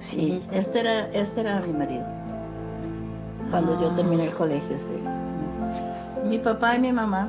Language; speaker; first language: Spanish; native; Spanish